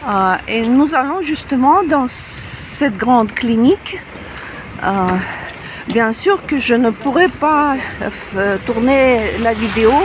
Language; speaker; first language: French; non-native, fluent; Russian